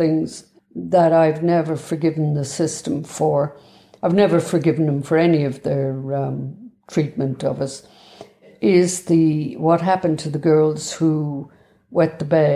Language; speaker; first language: English; native; English